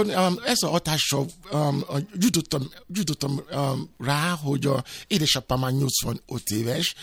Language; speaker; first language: Hungarian; non-native, fluent; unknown